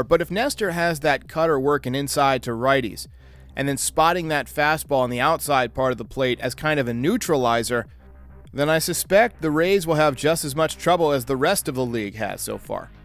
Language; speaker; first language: English; native; English